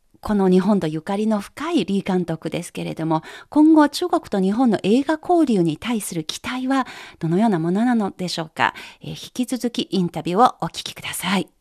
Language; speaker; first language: Japanese; non-native, fluent; Chinese